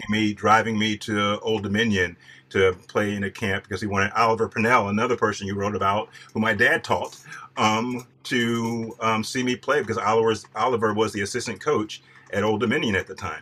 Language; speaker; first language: English; native; English